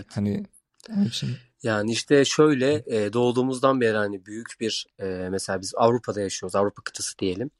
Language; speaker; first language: Turkish; native; Turkish